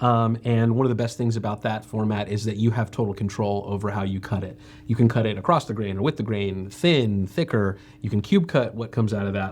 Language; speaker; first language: English; native; English